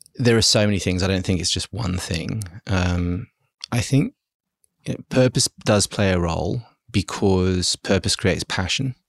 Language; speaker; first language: English; early bilingual, other home language; German